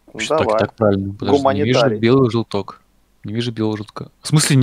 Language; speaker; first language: Russian; native; Russian